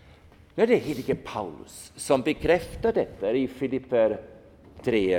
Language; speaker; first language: Swedish; non-native, fluent; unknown